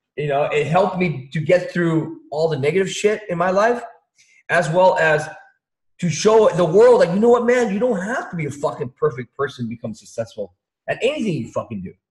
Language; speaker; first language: English; early bilingual, other home language; Vietnamese